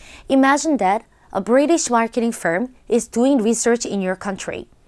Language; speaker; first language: English; non-native, fluent; Korean